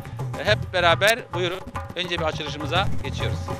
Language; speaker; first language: Turkish; native; Turkish